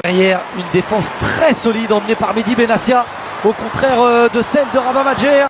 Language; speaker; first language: French; native; French